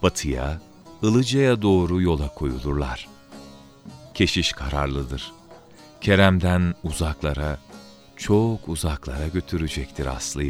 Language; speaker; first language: Turkish; native; Turkish